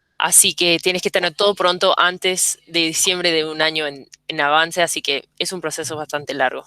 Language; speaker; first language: Spanish; early bilingual, heritage; English